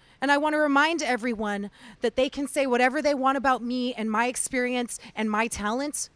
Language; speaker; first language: English; early bilingual, other home language; Spanish